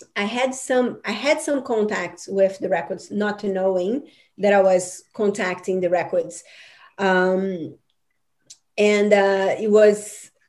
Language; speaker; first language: English; non-native, fluent; Portuguese